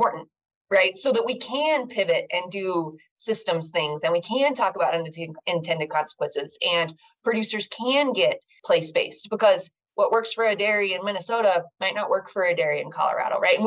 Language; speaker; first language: English; native; English